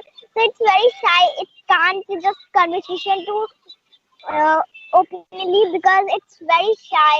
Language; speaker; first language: English; non-native, learner; Hindi